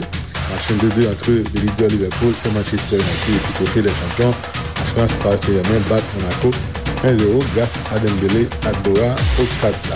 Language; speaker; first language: French; non-native, local second language; Haitian Creole